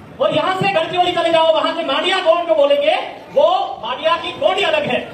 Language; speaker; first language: Hindi; non-native, local second language; Bhili